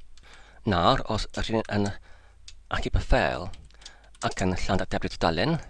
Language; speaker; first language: Welsh; non-native, learner; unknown